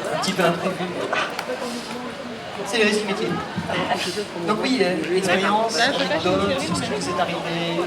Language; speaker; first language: French; native; French